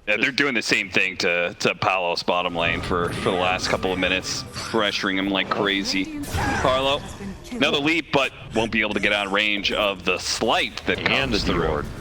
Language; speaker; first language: English; native; English